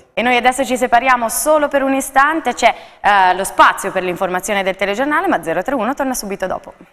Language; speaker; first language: Italian; native; Italian